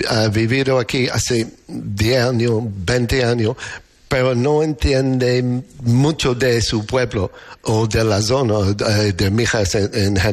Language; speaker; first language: Spanish; non-native, fluent; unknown